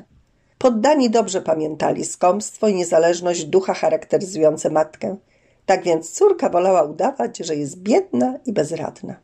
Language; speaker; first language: Polish; native; Polish